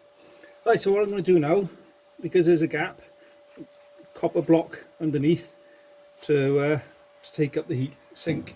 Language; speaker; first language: English; native; English